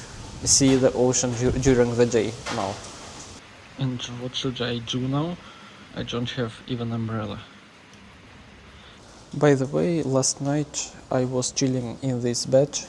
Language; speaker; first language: English; non-native, learner; Russian